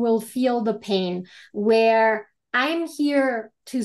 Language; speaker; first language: English; non-native, fluent; German